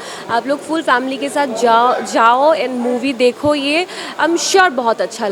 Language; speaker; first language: Hindi; non-native, local second language; Bangla